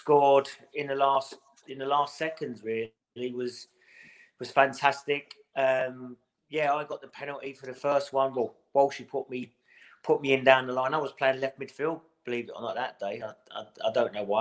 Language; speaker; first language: English; native; English